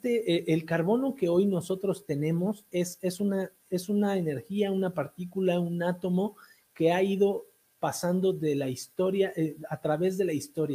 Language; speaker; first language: Spanish; native; Spanish